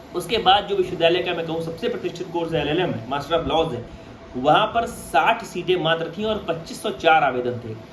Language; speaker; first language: Hindi; native; Hindi